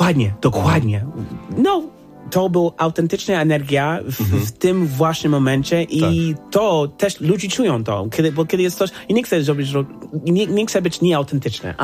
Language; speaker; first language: Polish; non-native, fluent; English